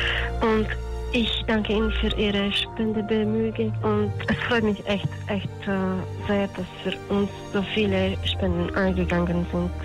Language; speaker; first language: German; non-native, fluent; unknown